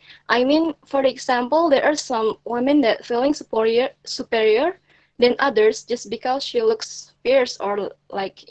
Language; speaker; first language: English; non-native, learner; Indonesian